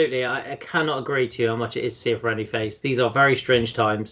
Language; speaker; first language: English; native; English